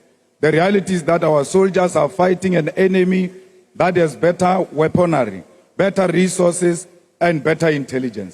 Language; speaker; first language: English; non-native, local second language; Northern Sotho